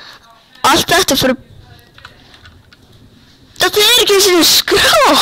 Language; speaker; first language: Icelandic; early bilingual, heritage; Icelandic